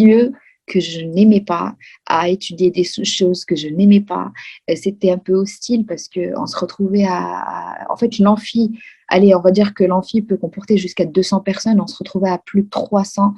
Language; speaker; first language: French; non-native, local second language; Arabic